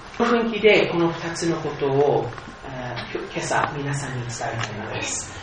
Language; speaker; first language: Japanese; non-native, fluent; English